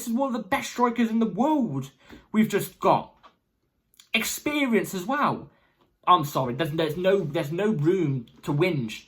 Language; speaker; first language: English; native; English